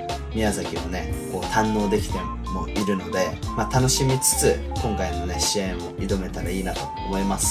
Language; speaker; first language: Japanese; native; Japanese